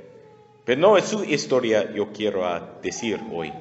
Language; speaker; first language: Spanish; non-native, learner; English